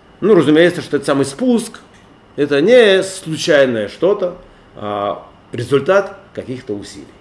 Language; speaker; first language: Russian; native; Russian